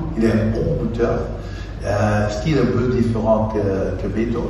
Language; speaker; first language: French; non-native, fluent; Dutch